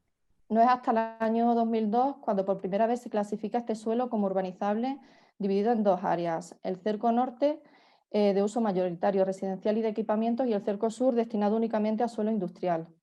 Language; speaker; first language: Spanish; native; Spanish